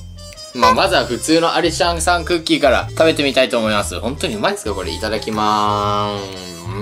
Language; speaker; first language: Japanese; native; Japanese